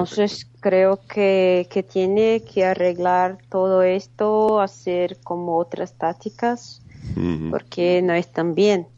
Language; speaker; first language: Spanish; non-native, fluent; Portuguese